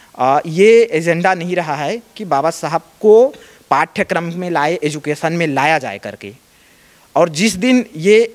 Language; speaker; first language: Hindi; native; Hindi